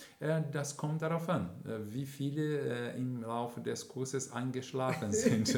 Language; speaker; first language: German; non-native, fluent; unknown